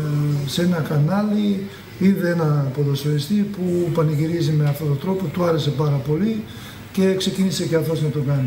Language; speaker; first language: Greek; non-native, fluent; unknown